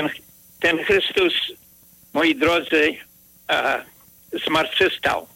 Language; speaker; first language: Polish; early bilingual, heritage; Polish